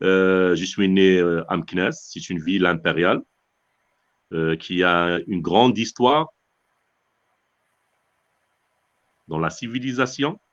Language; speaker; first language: French; non-native, local second language; Arabic